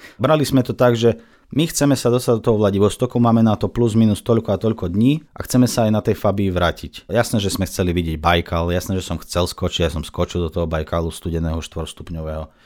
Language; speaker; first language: Slovak; non-native, fluent; Russian